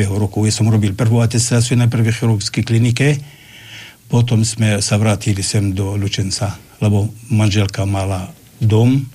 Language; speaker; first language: Slovak; non-native, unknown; Arabic